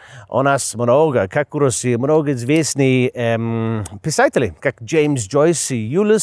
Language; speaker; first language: Russian; non-native, learner; English